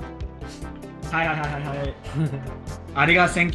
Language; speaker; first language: Japanese; non-native, learner; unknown